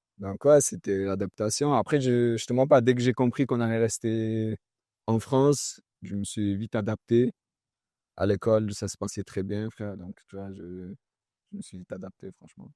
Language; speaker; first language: French; early bilingual, other home language; Chechen